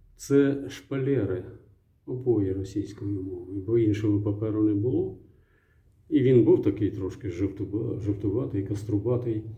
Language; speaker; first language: Ukrainian; native; Ukrainian